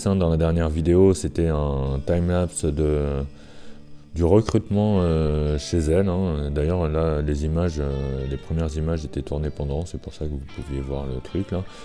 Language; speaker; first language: French; native; French